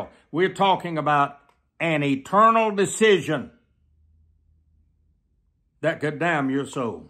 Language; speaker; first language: English; native; English